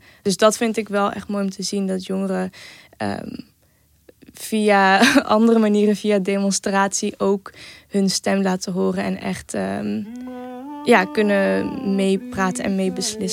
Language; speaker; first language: Dutch; native; Dutch